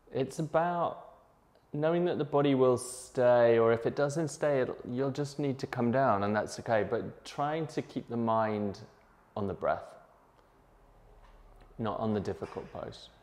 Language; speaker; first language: English; native; English